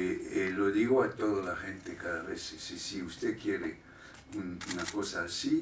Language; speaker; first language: Spanish; non-native, fluent; French